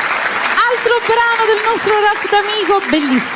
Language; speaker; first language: Italian; native; Italian